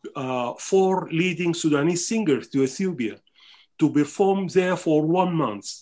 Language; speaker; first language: English; non-native, fluent; Arabic